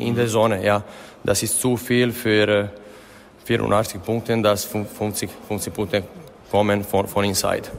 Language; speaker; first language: German; non-native, fluent; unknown